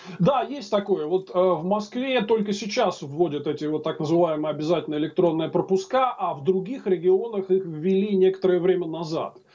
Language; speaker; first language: Russian; native; Russian